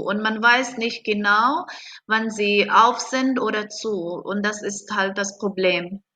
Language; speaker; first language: German; non-native, fluent; Arabic